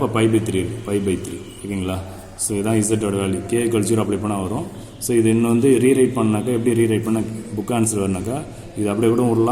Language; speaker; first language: Tamil; native; Tamil